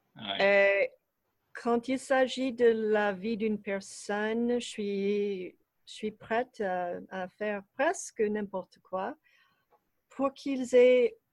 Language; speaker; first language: French; non-native, fluent; English